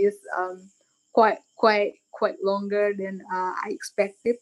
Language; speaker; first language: English; non-native, learner; Indonesian